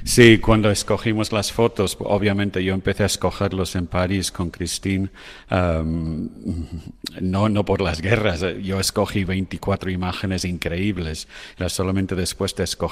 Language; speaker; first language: Spanish; non-native, fluent; English